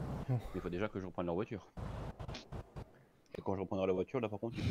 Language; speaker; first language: French; native; French